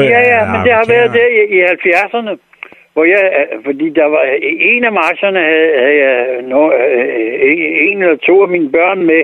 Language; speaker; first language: Danish; native; Danish